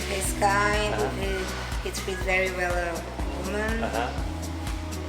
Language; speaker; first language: English; non-native, fluent; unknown